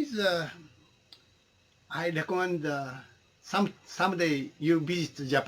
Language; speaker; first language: English; non-native, learner; Japanese